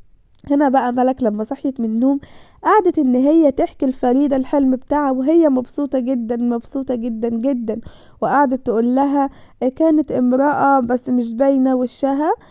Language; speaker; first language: Arabic; native; Arabic